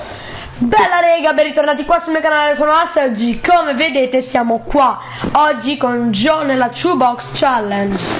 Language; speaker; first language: Italian; native; Italian